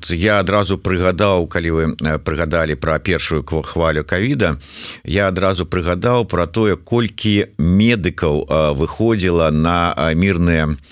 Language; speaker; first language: Belarusian; non-native, local second language; Russian